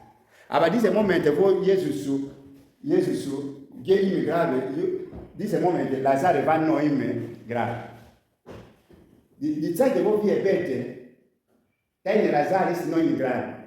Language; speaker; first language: German; non-native, learner; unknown